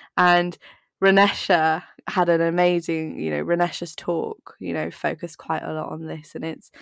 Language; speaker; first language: English; native; English